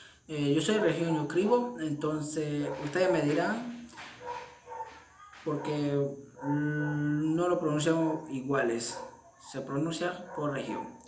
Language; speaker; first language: Spanish; non-native, local second language; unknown